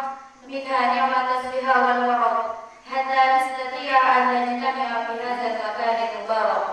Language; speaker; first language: Arabic; non-native, learner; Indonesian